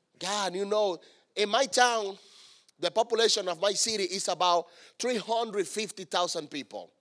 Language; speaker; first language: English; non-native, fluent; Spanish